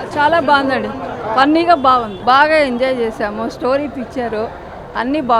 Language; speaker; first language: Telugu; native; Telugu